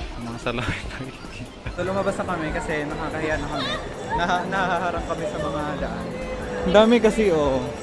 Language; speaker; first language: Filipino; native; Filipino